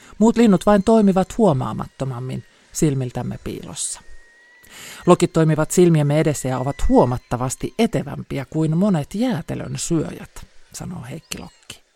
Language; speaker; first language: Finnish; native; Finnish